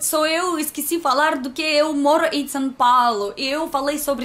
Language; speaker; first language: Portuguese; non-native, learner; Russian